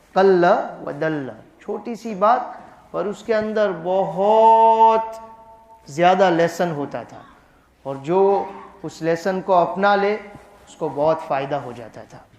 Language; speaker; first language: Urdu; non-native, fluent; Gujarati